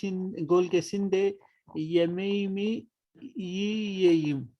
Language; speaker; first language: Turkish; non-native, learner; Urdu